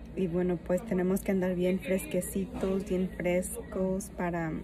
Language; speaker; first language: Spanish; early bilingual, heritage; Spanish